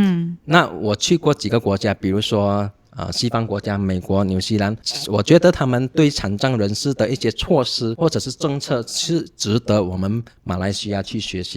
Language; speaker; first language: Chinese; non-native, local second language; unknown